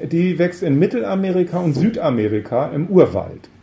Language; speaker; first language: German; native; German